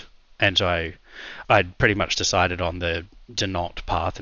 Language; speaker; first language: English; native; English